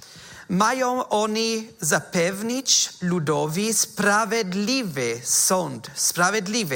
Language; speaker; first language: Polish; non-native, fluent; German